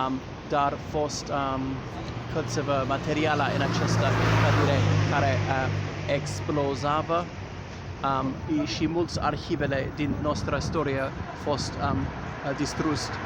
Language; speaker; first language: Romanian; non-native, learner; English